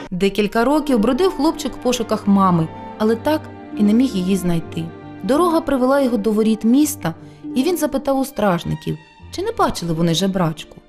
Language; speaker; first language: Ukrainian; native; Ukrainian